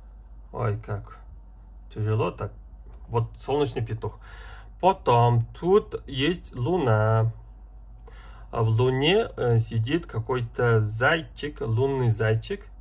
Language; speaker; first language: Russian; non-native, learner; Mongolian